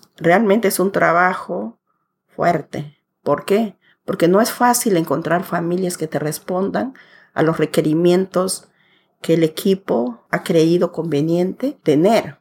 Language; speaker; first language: Spanish; native; Spanish